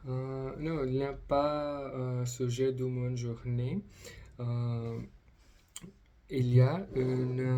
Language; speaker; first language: French; non-native, learner; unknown